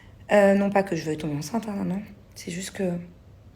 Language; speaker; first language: French; native; French